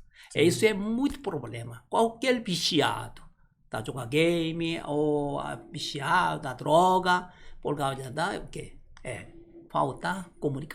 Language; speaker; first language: Portuguese; non-native, learner; Korean